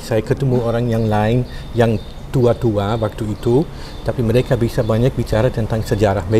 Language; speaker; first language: Indonesian; non-native, fluent; Dutch